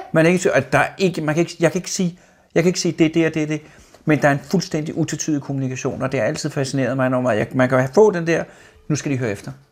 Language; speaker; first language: Danish; native; Danish